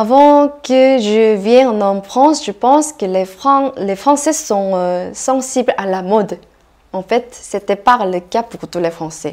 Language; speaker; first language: French; non-native, fluent; Korean